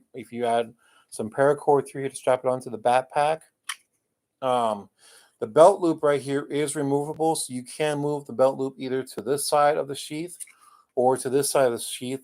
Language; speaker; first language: English; native; English